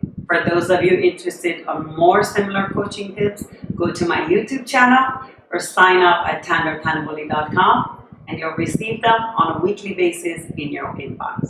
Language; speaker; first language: English; non-native, fluent; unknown